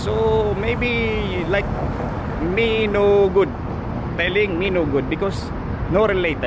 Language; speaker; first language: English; non-native, learner; Filipino